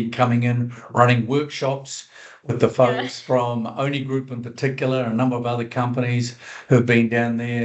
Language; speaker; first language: English; native; English